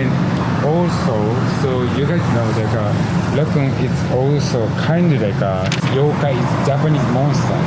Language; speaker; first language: English; non-native, learner; Japanese